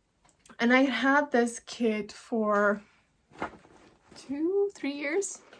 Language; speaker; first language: English; non-native, fluent; Norwegian